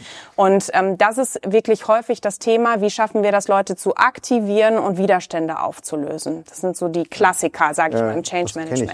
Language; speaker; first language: German; native; German